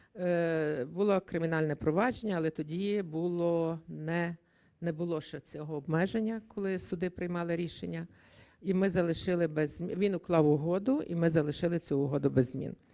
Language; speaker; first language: Ukrainian; native; Ukrainian